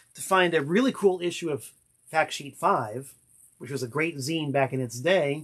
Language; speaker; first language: English; native; English